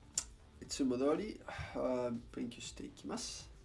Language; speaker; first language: Japanese; non-native, learner; English